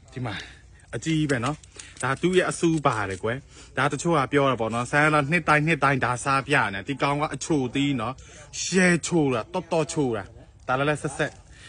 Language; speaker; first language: Burmese; native; Burmese